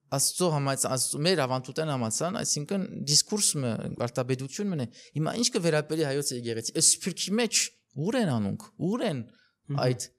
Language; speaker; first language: Armenian; early bilingual, heritage; Armenian